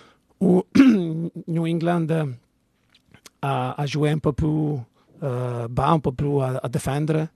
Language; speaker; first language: French; non-native, fluent; Italian